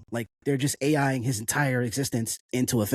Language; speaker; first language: English; native; English